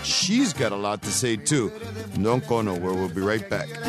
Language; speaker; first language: English; native; English